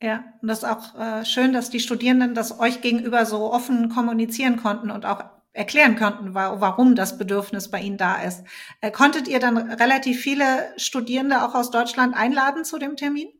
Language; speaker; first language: German; native; German